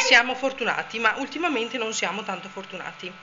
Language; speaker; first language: Italian; native; Italian